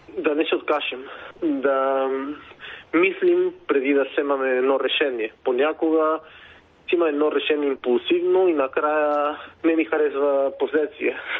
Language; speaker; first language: Bulgarian; non-native, fluent; Spanish